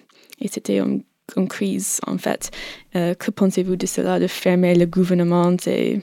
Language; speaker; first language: French; non-native, learner; English